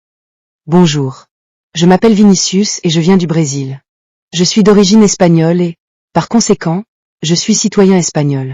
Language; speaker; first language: French; non-native, learner; Portuguese